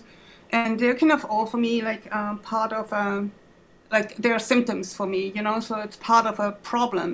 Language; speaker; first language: English; non-native, fluent; German